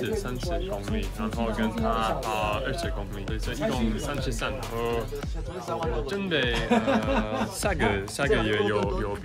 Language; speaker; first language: Chinese; non-native, fluent; English